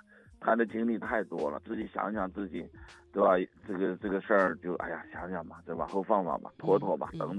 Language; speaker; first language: Chinese; native; Chinese